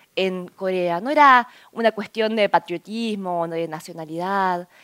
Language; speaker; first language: Spanish; early bilingual, other home language; Korean